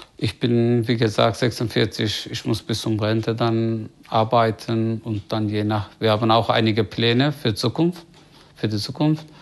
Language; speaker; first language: German; non-native, fluent; Turkish